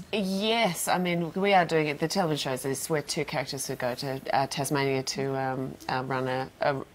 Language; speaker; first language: English; native; English